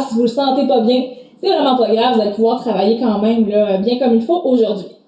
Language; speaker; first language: French; native; French